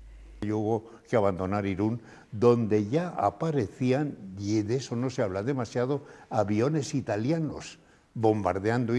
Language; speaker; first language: Spanish; native; Spanish